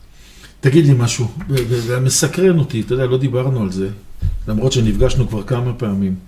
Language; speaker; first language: Hebrew; native; Hebrew